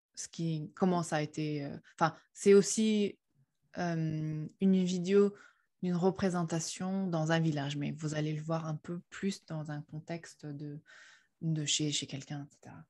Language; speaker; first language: French; non-native, fluent; Chinese